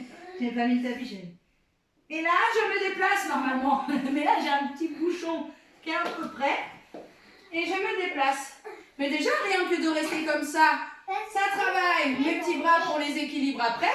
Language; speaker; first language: French; native; French